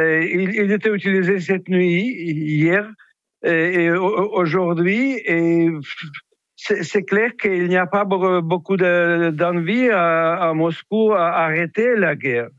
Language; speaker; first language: French; non-native, fluent; Ukrainian